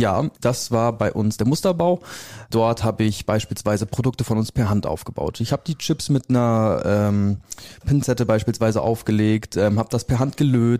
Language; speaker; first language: German; native; German